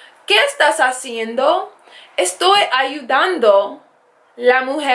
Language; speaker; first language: Spanish; non-native, fluent; English